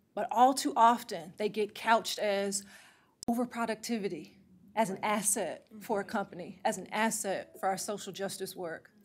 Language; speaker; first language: English; native; English